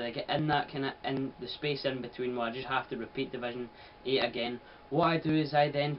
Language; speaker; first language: English; native; English